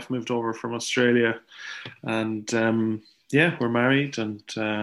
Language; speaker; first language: English; native; English